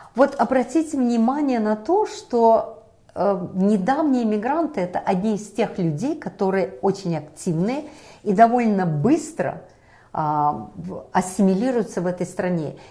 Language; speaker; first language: Russian; native; Russian